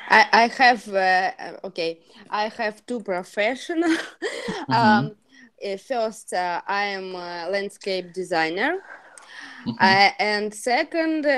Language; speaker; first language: English; non-native, learner; Russian